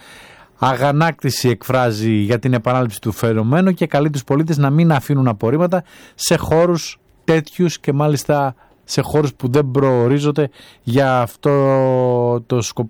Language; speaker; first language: Greek; native; Greek